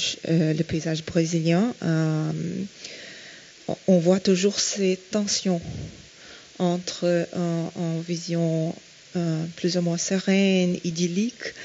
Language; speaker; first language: French; non-native, fluent; Portuguese